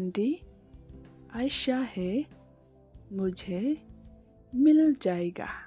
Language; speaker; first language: Hindi; non-native, local second language; Khasi